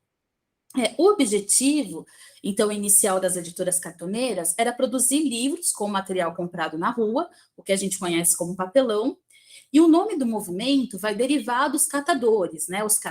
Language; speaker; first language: Portuguese; native; Portuguese